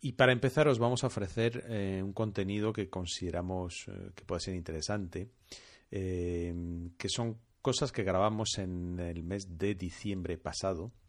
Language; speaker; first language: Spanish; non-native, fluent; French